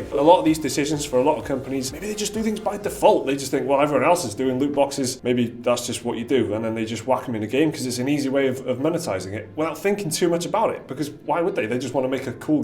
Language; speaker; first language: English; native; English